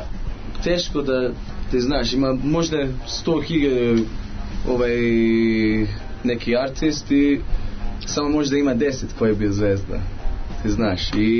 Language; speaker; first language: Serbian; early bilingual, heritage; Serbian